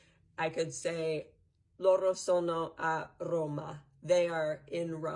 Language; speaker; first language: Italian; non-native, fluent; English